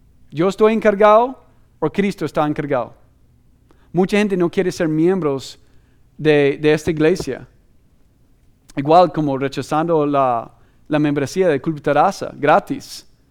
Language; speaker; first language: Spanish; non-native, fluent; English